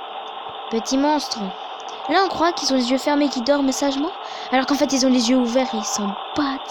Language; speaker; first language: French; native; French